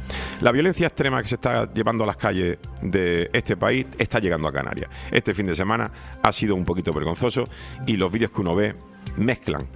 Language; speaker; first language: Spanish; native; Spanish